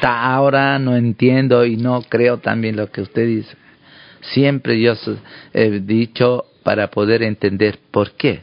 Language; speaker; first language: Spanish; non-native, local second language; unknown